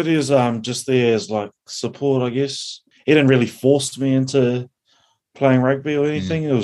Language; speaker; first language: English; native; English